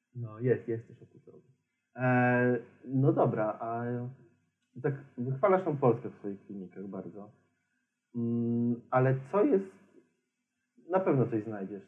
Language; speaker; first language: Polish; native; Polish